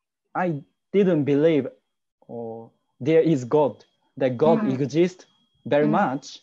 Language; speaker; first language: English; non-native, learner; Japanese